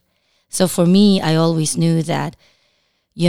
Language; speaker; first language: English; non-native, local second language; Filipino